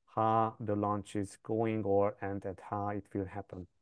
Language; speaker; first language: English; non-native, fluent; Hungarian